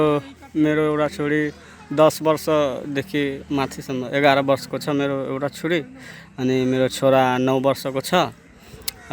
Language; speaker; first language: Nepali; non-native, local second language; Bhojpuri